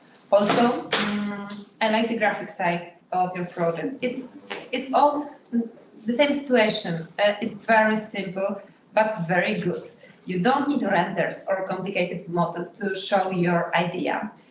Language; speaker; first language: English; non-native, fluent; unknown